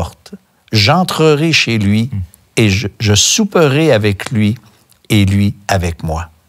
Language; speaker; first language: French; native; French